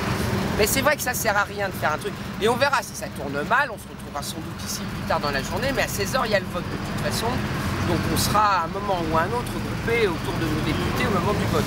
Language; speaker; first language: French; native; French